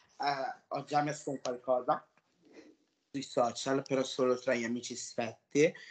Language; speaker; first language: Italian; early bilingual, other home language; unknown